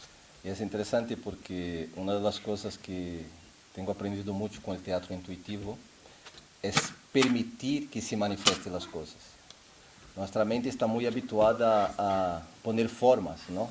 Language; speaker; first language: Spanish; non-native, fluent; Portuguese